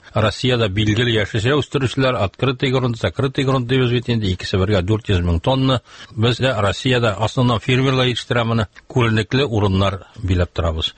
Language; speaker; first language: Tatar; native; Tatar